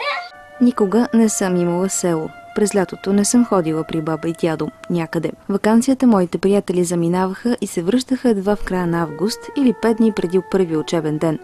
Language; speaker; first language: Bulgarian; native; Bulgarian